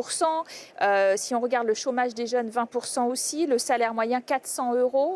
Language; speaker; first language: French; native; French